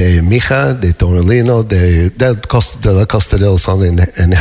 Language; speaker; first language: Spanish; non-native, fluent; English